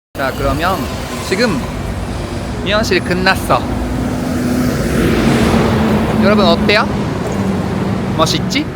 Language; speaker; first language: Korean; non-native, learner; Japanese